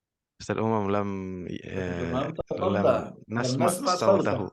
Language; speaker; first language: Arabic; non-native, learner; Indonesian